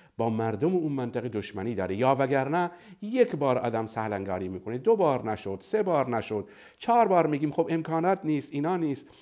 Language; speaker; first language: Persian; non-native, local second language; Baluchi